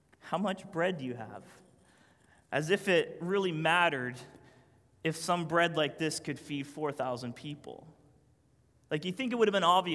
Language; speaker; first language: English; native; English